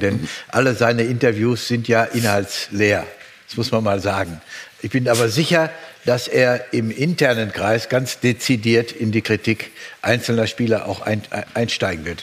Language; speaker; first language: German; native; German